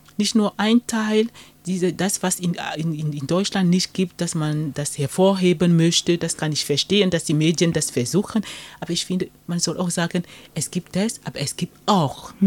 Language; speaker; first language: German; non-native, fluent; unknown